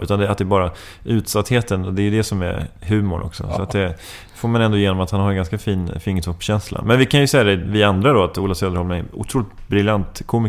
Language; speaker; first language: Swedish; native; Swedish